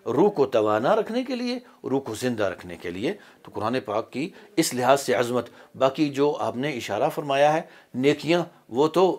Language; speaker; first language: Urdu; native; Urdu